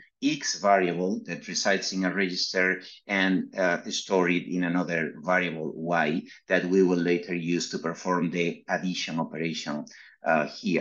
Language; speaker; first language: English; non-native, fluent; Spanish